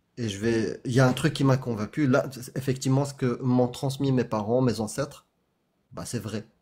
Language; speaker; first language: French; non-native, local second language; Arabic